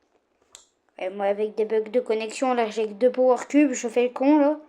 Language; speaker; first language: French; native; French